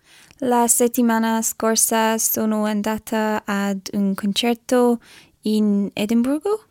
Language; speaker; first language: Italian; non-native, learner; English